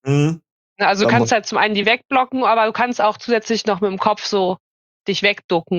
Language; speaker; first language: German; native; German